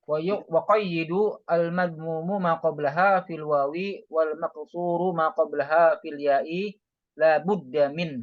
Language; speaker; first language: Arabic; non-native, learner; Indonesian